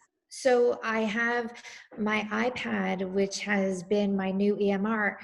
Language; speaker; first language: English; native; English